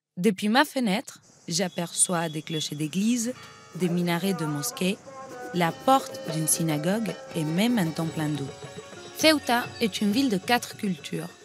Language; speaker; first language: French; non-native, fluent; Spanish